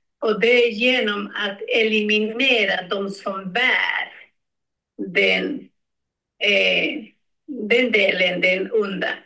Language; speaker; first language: Swedish; non-native, learner; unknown